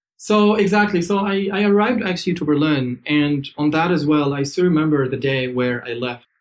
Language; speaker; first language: English; non-native, fluent; Arabic